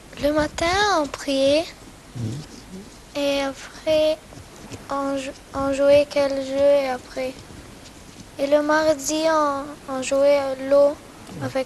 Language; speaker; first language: French; non-native, learner; Greek